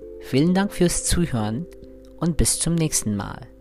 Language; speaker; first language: German; non-native, fluent; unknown